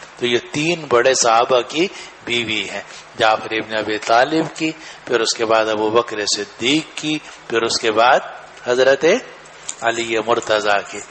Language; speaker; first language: Urdu; native; Urdu